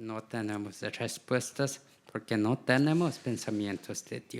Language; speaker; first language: Spanish; non-native, learner; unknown